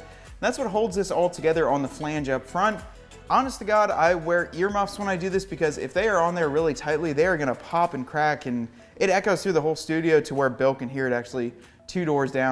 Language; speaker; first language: English; native; English